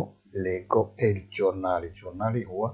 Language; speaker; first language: Italian; non-native, fluent; Arabic